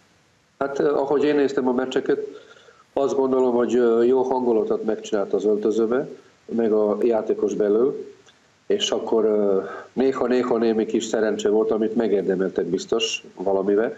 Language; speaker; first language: Hungarian; non-native, fluent; Serbian